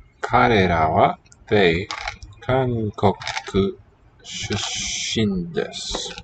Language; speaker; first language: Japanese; non-native, learner; English